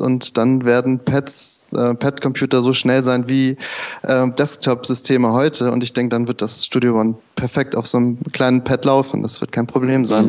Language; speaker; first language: German; native; German